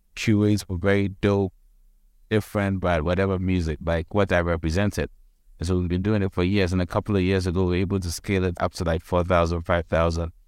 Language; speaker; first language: English; non-native, local second language; Akan